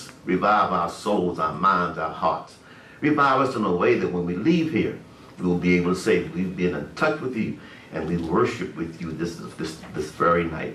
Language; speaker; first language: English; native; English